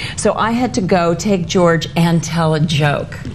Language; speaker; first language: English; native; English